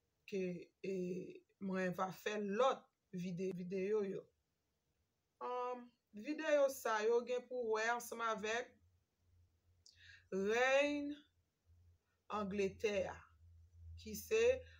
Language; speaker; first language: French; non-native, learner; Haitian Creole